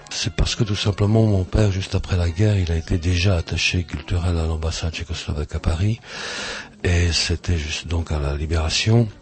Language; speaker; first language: French; early bilingual, other home language; Czech